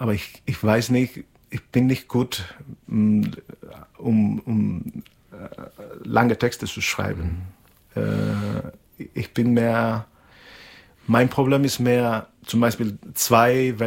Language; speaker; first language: German; non-native, learner; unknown